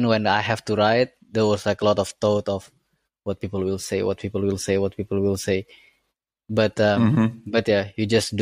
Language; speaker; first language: English; non-native, fluent; Indonesian